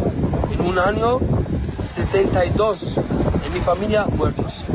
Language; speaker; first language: Spanish; non-native, learner; Arabic